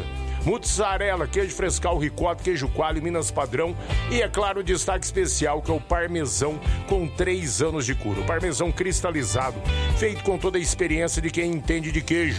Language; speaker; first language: Portuguese; native; Portuguese